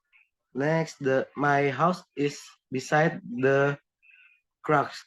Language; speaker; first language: English; non-native, learner; Indonesian